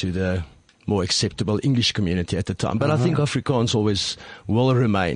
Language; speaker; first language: English; non-native, local second language; Afrikaans